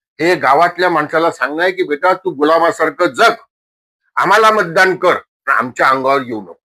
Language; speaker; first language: Marathi; non-native, local second language; Marwari